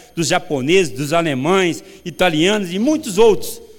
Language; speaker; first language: Portuguese; native; Portuguese